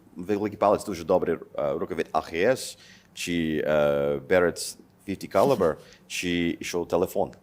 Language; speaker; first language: Ukrainian; non-native, fluent; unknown